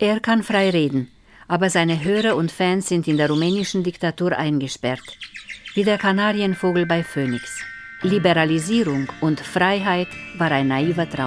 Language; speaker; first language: German; native; German